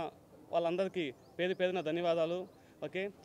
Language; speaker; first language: Telugu; native; Telugu